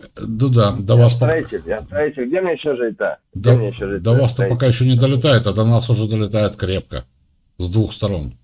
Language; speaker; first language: Russian; native; Russian